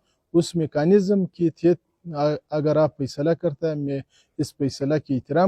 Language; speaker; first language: Hindi; non-native, fluent; Pashto